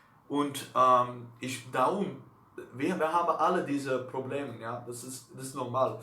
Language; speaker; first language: German; non-native, learner; Dutch